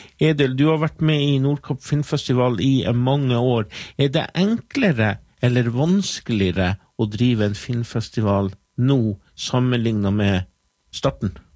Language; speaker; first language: Norwegian; native; Norwegian